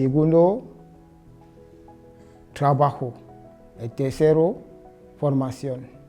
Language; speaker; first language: Spanish; non-native, learner; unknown